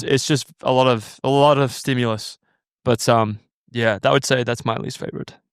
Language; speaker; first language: English; native; English